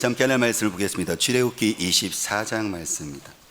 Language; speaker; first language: Korean; native; Korean